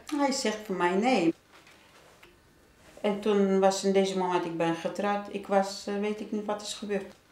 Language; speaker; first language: Dutch; non-native, learner; Turkish